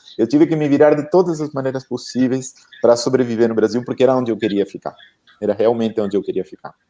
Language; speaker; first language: Portuguese; non-native, fluent; Spanish